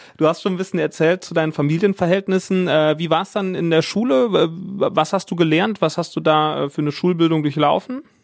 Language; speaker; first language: German; native; German